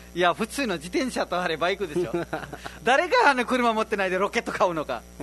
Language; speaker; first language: Japanese; non-native, fluent; Nepali